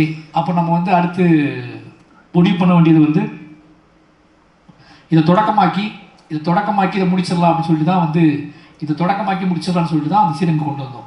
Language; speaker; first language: Tamil; native; Tamil